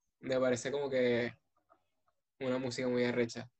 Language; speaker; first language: Spanish; native; Spanish